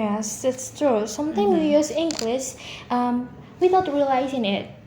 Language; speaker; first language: English; non-native, learner; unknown